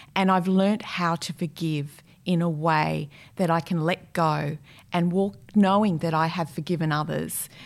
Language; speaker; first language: English; native; English